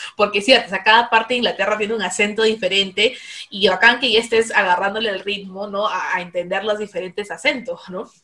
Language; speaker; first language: Spanish; native; Spanish